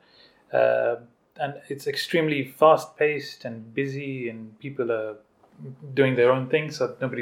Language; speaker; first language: English; non-native, local second language; Urdu